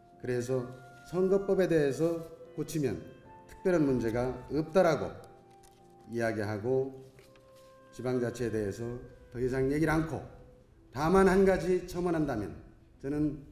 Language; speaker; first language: Korean; native; Korean